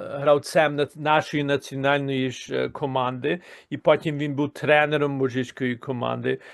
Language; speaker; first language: Ukrainian; early bilingual, heritage; Ukrainian